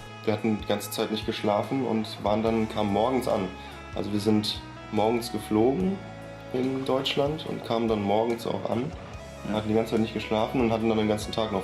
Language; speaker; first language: German; native; German